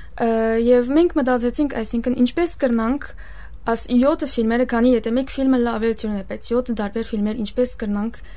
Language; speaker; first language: Armenian; early bilingual, heritage; Armenian